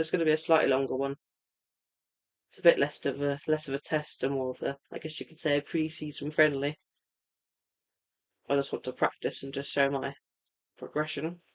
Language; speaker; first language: English; native; English